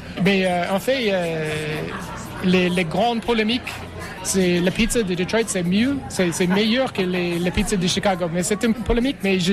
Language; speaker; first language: French; non-native, fluent; English